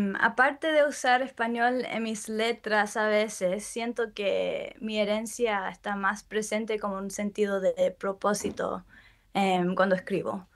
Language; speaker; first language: Spanish; early bilingual, heritage; English